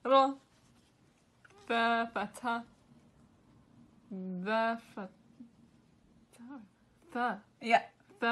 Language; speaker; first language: Arabic; non-native, learner; English